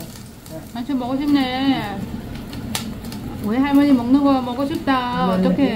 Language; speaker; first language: Korean; non-native, learner; Vietnamese